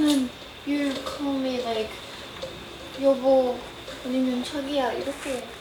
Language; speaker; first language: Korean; non-native, learner; Arabic